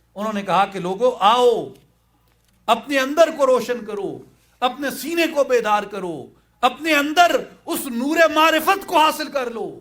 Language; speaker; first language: Urdu; non-native, local second language; Saraiki